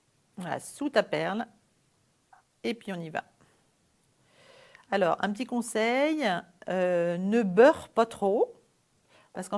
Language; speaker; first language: French; native; French